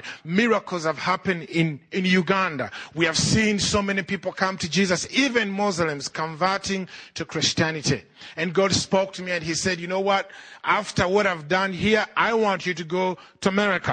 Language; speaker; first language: English; non-native, local second language; Ganda